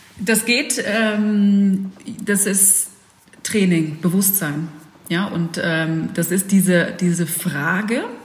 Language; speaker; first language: German; early bilingual, other home language; Dutch